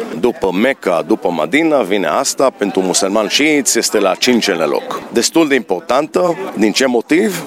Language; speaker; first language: Romanian; early bilingual, heritage; Romanian